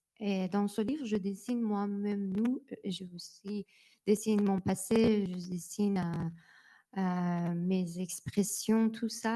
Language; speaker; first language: French; non-native, learner; Persian